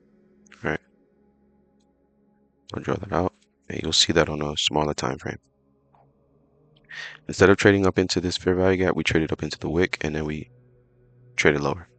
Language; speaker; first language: English; native; English